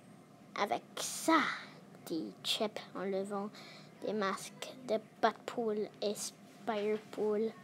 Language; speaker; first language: French; non-native, learner; English